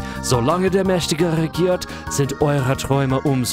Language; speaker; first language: German; non-native, fluent; English